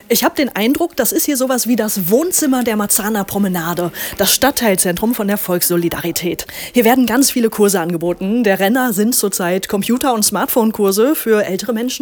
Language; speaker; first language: German; native; German